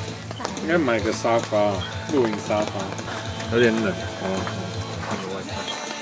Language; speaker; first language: Chinese; non-native, fluent; English